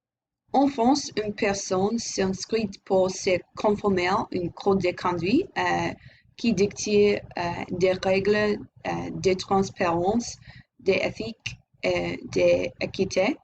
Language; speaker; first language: French; non-native, learner; English